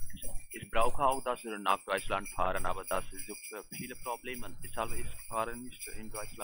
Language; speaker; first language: German; non-native, learner; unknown